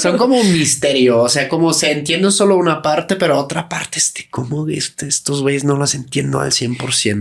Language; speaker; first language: Spanish; native; Spanish